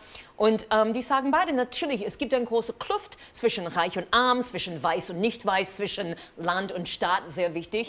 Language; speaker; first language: German; non-native, fluent; English